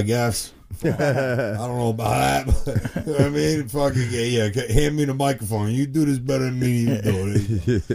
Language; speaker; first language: English; native; English